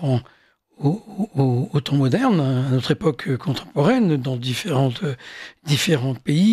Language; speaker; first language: French; native; French